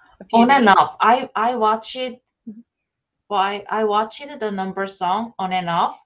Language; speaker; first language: English; non-native, learner; Korean